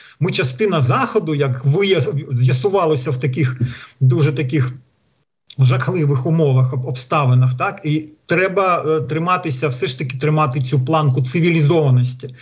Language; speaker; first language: Ukrainian; non-native, local second language; Russian